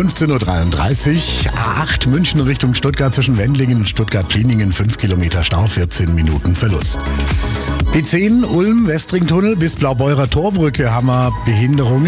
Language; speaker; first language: German; native; German